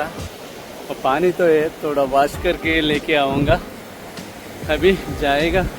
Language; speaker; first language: Hindi; non-native, local second language; Kannada